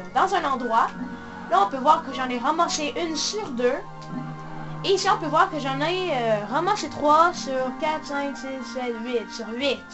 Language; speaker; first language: French; native; French